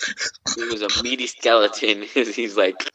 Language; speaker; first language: English; native; English